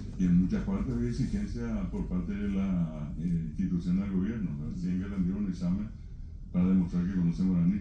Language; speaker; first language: Spanish; native; Spanish